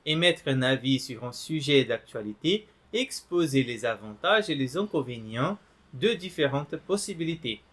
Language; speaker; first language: French; non-native, fluent; Portuguese